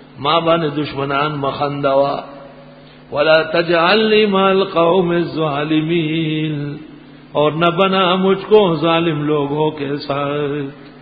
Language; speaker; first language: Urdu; non-native, local second language; Pashto